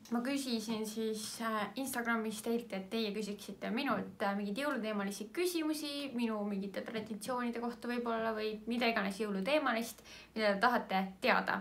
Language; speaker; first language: Estonian; native; Estonian